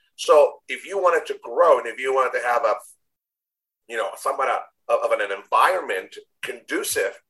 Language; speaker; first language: English; non-native, fluent; Spanish